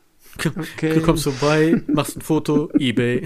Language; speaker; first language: German; native; German